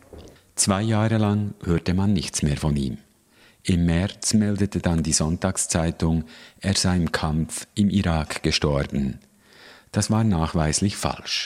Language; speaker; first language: German; native; German